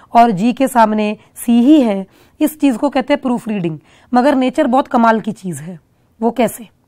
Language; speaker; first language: Hindi; non-native, local second language; Punjabi